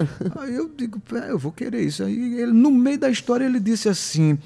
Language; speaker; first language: Portuguese; native; Portuguese